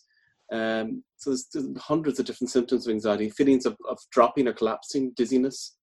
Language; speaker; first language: English; native; English